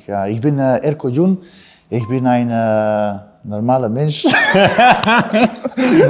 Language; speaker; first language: German; non-native, learner; Bosnian